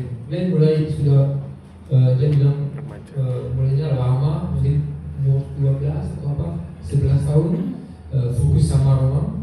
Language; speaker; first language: Indonesian; non-native, learner; French